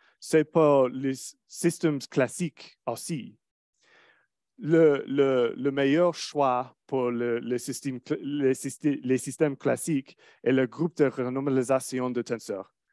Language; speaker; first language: French; non-native, learner; English